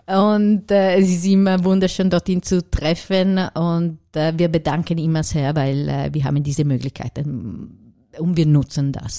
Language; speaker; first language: German; non-native, fluent; Italian